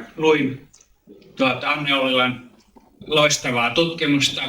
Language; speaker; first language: Finnish; native; Finnish